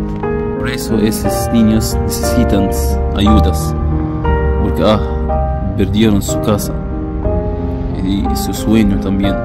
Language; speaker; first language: Spanish; non-native, fluent; Arabic